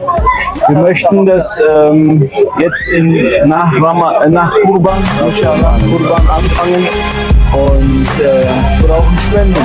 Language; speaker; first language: German; early bilingual, other home language; Turkish